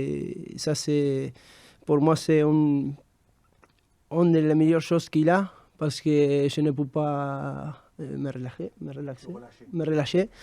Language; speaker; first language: French; non-native, fluent; Spanish